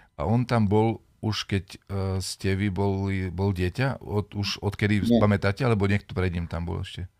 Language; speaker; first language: Slovak; native; Slovak